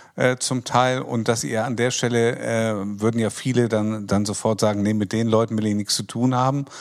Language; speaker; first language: German; native; German